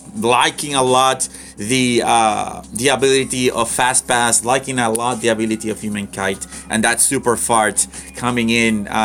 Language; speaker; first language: English; non-native, fluent; Spanish